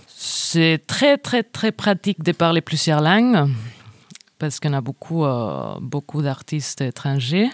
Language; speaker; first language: French; non-native, fluent; Spanish